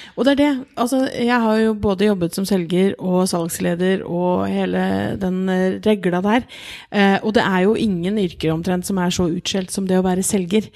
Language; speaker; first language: Norwegian; native; Norwegian